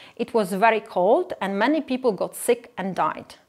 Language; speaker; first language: English; non-native, fluent; Polish